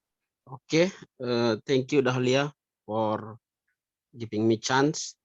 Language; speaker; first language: English; non-native, learner; Indonesian